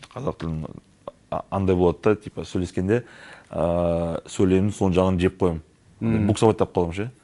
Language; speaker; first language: Kazakh; non-native, local second language; Russian